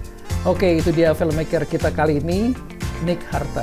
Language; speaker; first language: Indonesian; native; Indonesian